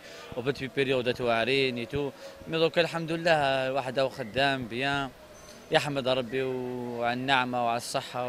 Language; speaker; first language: Arabic; native; Arabic